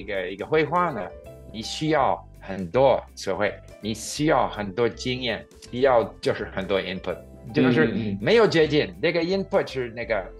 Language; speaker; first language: Chinese; non-native, fluent; English